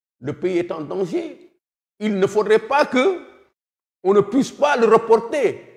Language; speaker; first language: French; non-native, local second language; Wolof